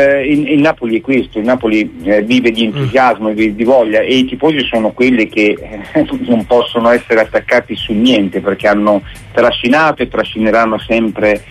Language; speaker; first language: Italian; native; Italian